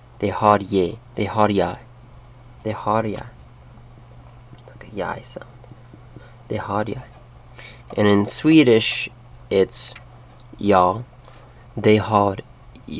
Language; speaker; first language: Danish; non-native, learner; English